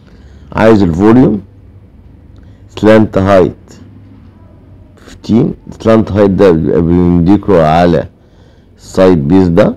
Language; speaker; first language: Arabic; native; Arabic